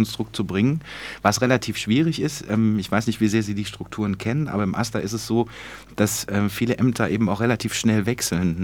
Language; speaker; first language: German; native; German